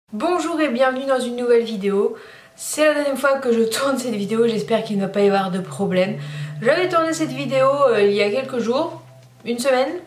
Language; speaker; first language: French; native; French